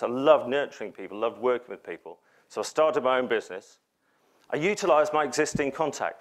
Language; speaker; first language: English; native; English